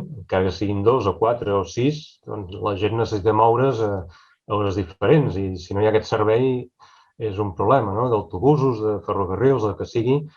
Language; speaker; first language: Catalan; native; Catalan